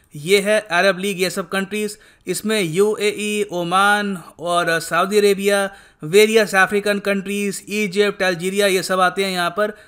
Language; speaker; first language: Hindi; native; Hindi